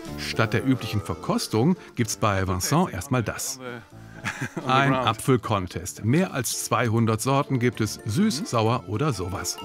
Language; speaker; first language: German; native; German